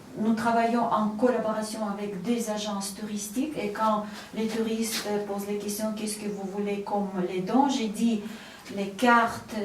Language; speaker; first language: French; non-native, fluent; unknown